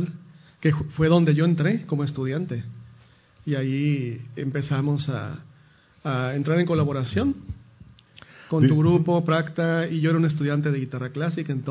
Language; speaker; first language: Spanish; native; Spanish